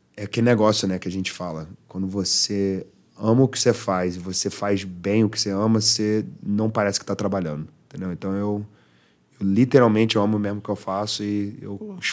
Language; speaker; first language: Portuguese; early bilingual, heritage; Portuguese